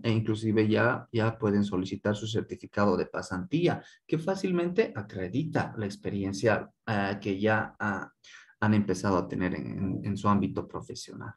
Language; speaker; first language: Spanish; native; Spanish